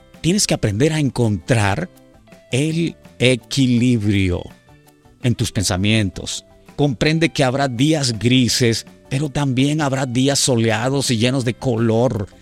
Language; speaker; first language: Spanish; native; Spanish